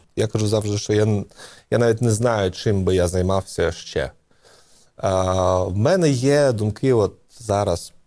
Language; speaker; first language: Ukrainian; non-native, local second language; Russian